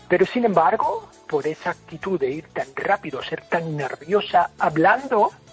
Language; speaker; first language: Spanish; non-native, fluent; English